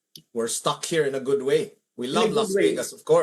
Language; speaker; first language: English; non-native, local second language; Filipino